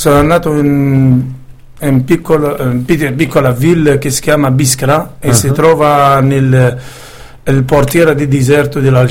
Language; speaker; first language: Italian; non-native, learner; Arabic